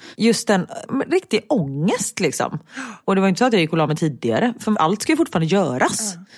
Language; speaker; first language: Swedish; native; Swedish